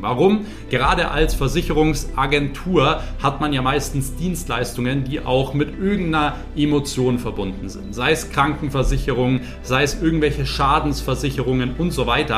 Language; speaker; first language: German; native; German